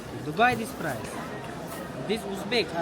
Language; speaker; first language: English; non-native, learner; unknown